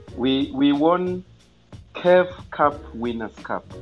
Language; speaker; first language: English; non-native, local second language; Venda